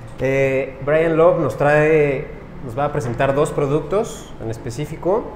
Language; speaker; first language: Spanish; native; Spanish